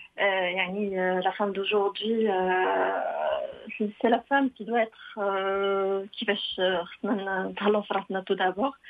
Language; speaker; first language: French; non-native, local second language; Arabic